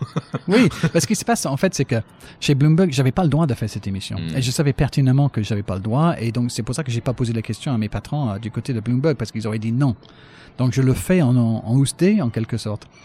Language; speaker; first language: French; non-native, fluent; English